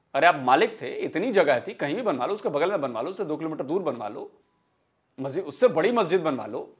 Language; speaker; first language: Hindi; native; Hindi